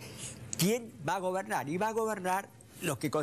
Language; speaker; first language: Spanish; native; Spanish